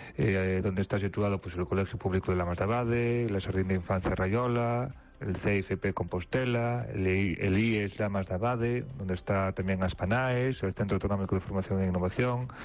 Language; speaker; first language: Spanish; native; Spanish